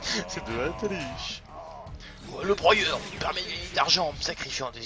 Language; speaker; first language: French; native; French